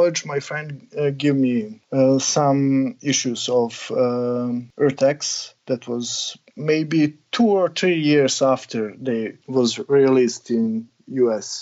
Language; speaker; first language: English; non-native, learner; Serbian